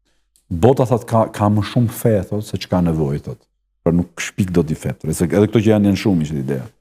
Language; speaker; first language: Albanian; native; Albanian